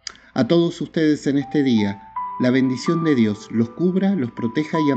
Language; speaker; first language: Spanish; native; Spanish